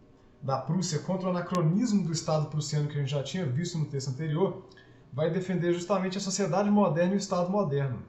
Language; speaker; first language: Portuguese; native; Portuguese